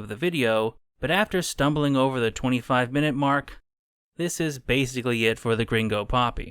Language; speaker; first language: English; native; English